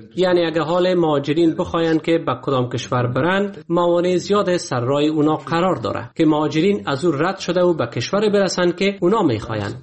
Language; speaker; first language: Persian; native; Persian